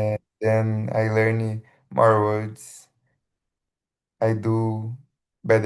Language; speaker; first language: English; non-native, learner; Portuguese